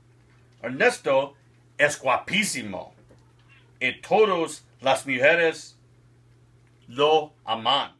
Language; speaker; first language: Spanish; non-native, learner; English